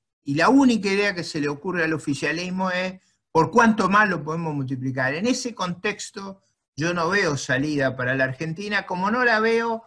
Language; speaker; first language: Spanish; native; Spanish